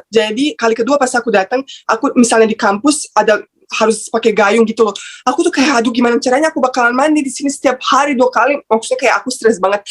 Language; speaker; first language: Indonesian; non-native, fluent; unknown